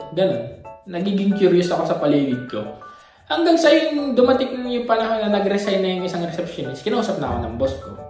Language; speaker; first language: Filipino; native; Filipino